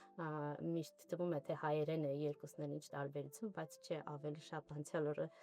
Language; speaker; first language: Armenian; native; Armenian